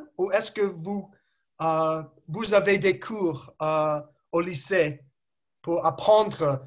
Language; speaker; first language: French; non-native, learner; English